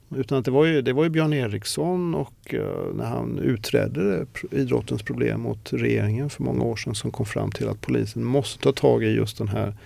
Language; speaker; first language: Swedish; native; Swedish